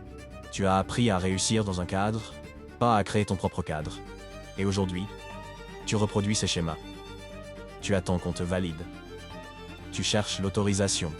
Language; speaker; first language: French; native; French